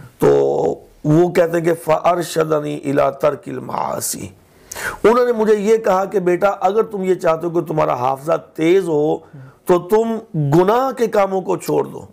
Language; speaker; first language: Urdu; non-native, local second language; Punjabi